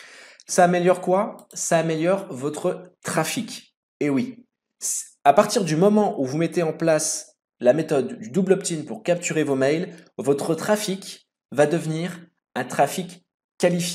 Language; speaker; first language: French; native; French